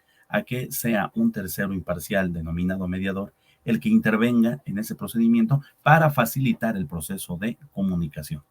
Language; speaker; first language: Spanish; native; Spanish